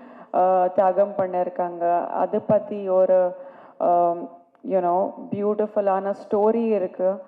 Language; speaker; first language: Tamil; non-native, fluent; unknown